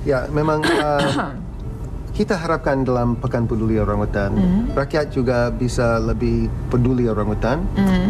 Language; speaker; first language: Indonesian; non-native, fluent; English